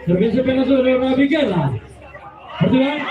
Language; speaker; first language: Portuguese; non-native, local second language; Tetum